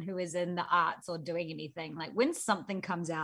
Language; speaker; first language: English; native; English